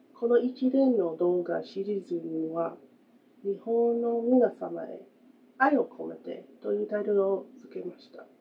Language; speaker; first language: Japanese; non-native, fluent; English